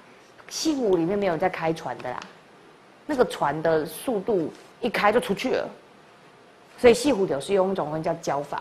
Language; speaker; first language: Chinese; native; Chinese